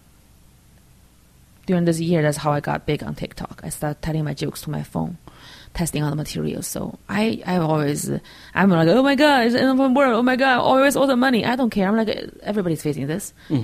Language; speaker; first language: English; non-native, fluent; Chinese